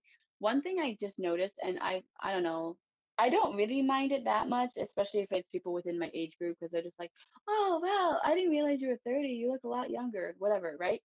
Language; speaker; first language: English; native; English